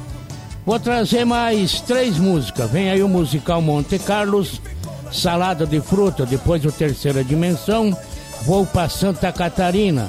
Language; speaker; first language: Portuguese; native; Portuguese